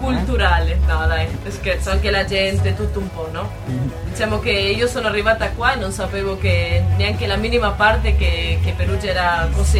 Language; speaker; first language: Italian; non-native, fluent; Spanish